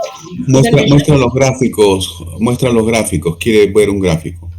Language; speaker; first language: Spanish; native; Spanish